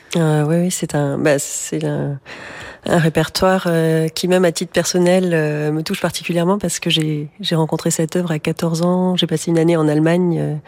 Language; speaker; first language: French; native; French